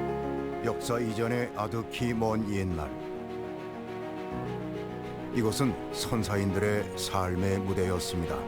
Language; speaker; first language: Korean; native; Korean